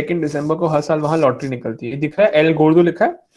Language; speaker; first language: Hindi; native; Hindi